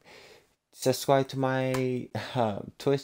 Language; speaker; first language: English; native; English